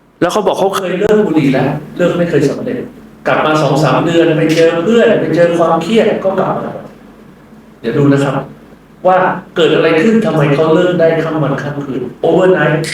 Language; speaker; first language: Thai; native; Thai